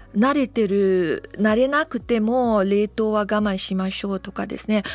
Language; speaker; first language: Japanese; non-native, fluent; Chinese